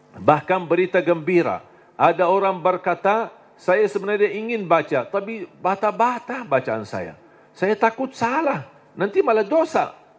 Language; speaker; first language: Indonesian; non-native, fluent; Arabic